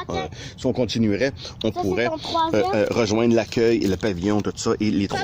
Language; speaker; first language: French; native; French